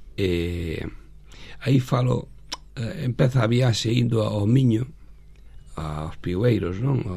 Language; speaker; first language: Galician; native; Galician